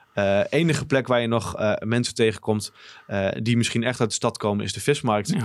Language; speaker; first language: Dutch; native; Dutch